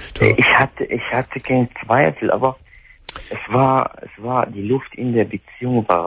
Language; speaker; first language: German; non-native, fluent; Arabic